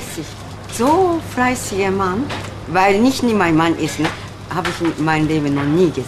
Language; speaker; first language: German; non-native, learner; Japanese